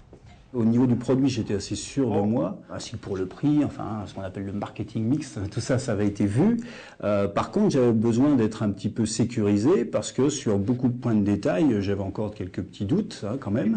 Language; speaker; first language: French; native; French